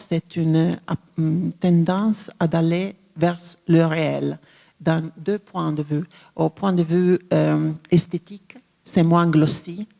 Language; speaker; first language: French; non-native, fluent; Italian